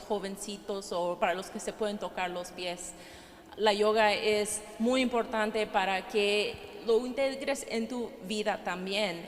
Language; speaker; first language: Spanish; early bilingual, heritage; Spanish